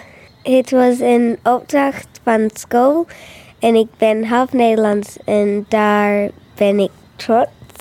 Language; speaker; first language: Dutch; early bilingual, heritage; English